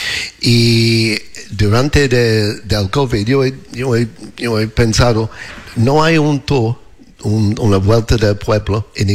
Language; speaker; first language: Spanish; non-native, learner; English